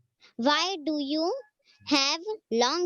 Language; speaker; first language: English; non-native, learner; Hindi